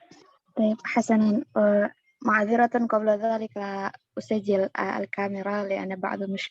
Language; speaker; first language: Arabic; non-native, learner; Indonesian